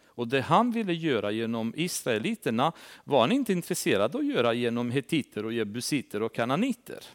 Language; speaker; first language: Swedish; non-native, fluent; Romanian